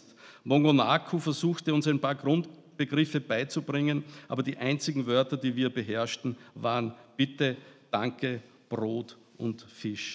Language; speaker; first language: German; native; German